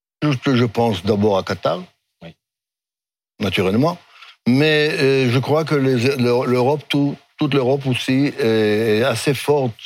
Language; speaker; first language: French; non-native, fluent; Hebrew